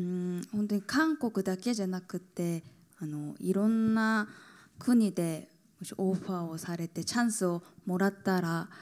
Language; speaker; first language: Japanese; non-native, fluent; Korean